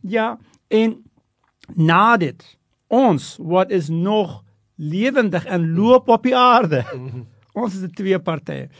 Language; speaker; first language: Afrikaans; non-native, fluent; Turkish